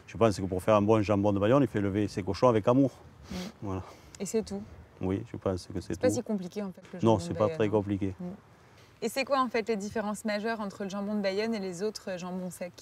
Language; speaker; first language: French; native; French